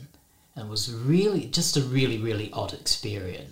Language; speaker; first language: English; native; English